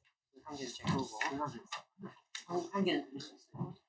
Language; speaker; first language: Korean; native; Korean